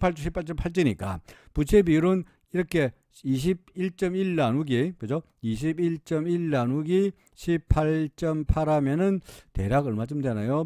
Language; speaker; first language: Korean; native; Korean